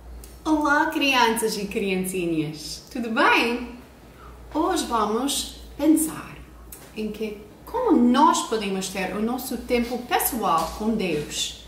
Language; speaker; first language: Portuguese; non-native, fluent; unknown